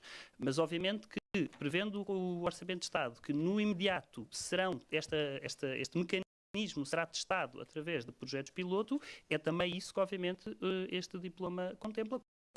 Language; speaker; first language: Portuguese; native; Portuguese